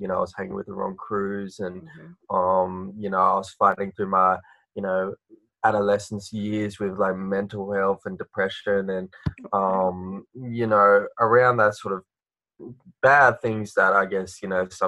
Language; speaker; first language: English; native; English